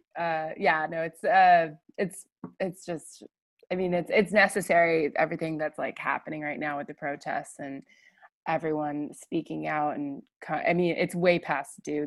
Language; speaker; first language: English; native; English